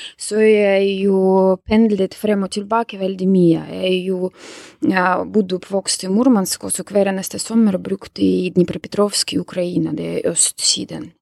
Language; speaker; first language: Norwegian; non-native, fluent; Russian